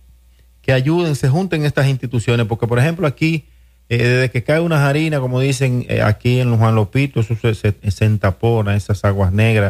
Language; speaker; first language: Spanish; native; Spanish